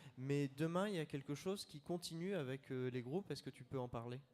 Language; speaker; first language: French; native; French